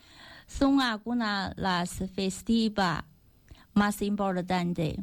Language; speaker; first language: Spanish; non-native, learner; Chinese